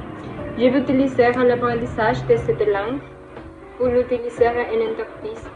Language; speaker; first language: French; non-native, learner; Spanish